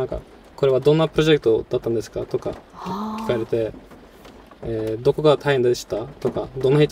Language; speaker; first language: Japanese; non-native, fluent; Norwegian